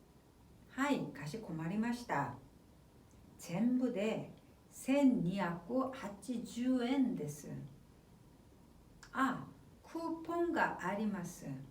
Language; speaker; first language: Japanese; non-native, fluent; Korean